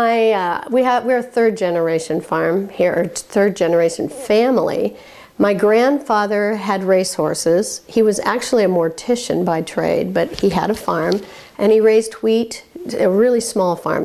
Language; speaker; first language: English; native; English